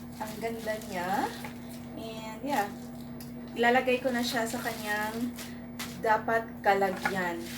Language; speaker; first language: Filipino; non-native, local second language; Cebuano